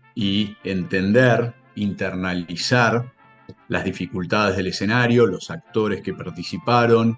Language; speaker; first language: Spanish; native; Spanish